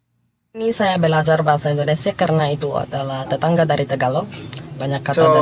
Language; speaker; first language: Indonesian; non-native, learner; Filipino